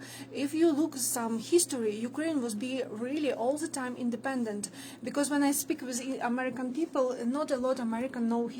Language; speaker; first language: English; non-native, learner; Ukrainian